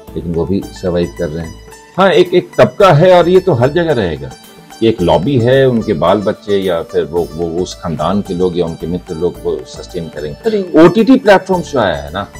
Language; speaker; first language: Hindi; native; Hindi